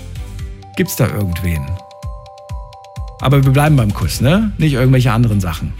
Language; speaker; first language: German; native; German